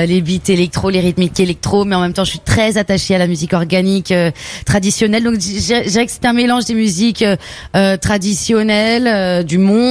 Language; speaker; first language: French; native; French